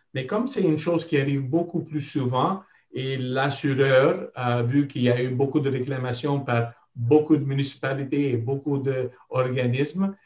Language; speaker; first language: French; non-native, local second language; English